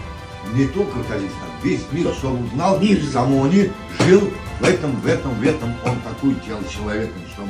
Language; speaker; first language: Russian; non-native, local second language; Tajik